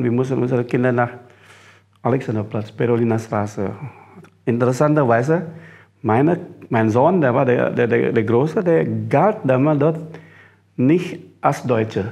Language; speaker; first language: German; non-native, fluent; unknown